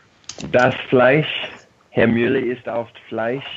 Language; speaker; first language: German; non-native, learner; English